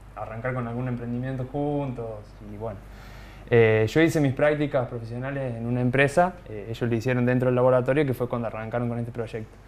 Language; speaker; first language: Spanish; native; Spanish